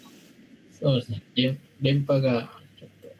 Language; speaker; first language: Japanese; non-native, learner; Indonesian